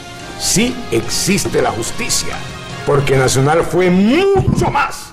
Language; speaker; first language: Spanish; native; Spanish